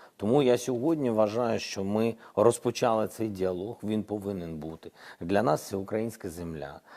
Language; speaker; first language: Ukrainian; non-native, local second language; Russian